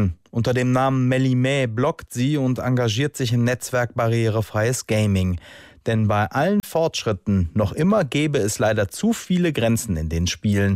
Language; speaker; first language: German; native; German